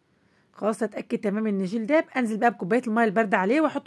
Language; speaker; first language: Arabic; native; Arabic